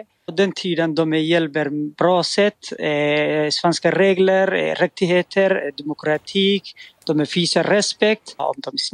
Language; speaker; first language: Swedish; non-native, learner; Somali